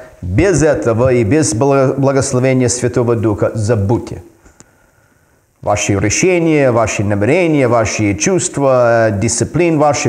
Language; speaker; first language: Russian; non-native, fluent; English